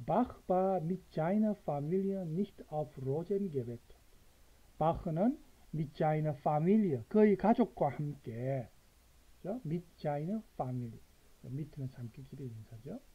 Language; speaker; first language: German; non-native, fluent; Korean